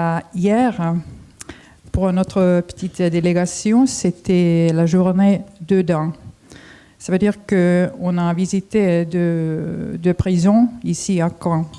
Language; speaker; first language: French; non-native, fluent; Finnish